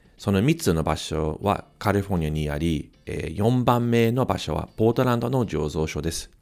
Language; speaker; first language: Japanese; non-native, fluent; English